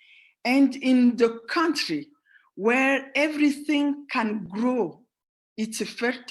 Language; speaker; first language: English; non-native, fluent; Rundi